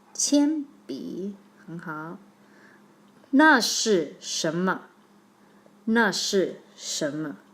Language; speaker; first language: Chinese; non-native, fluent; English